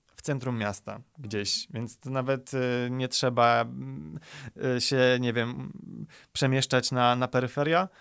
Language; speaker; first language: Polish; native; Polish